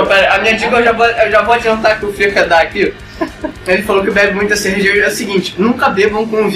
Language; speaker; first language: Portuguese; native; Portuguese